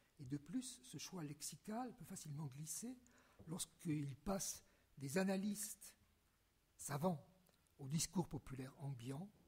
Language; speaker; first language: French; native; French